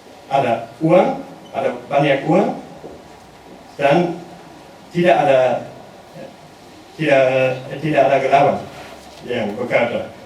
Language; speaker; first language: Indonesian; non-native, learner; German